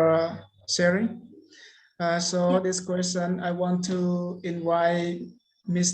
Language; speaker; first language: English; non-native, learner; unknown